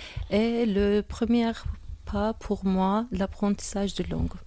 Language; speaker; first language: French; non-native, fluent; Turkish